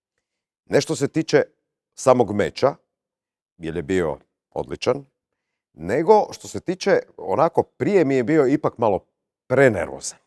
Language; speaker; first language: Croatian; native; Croatian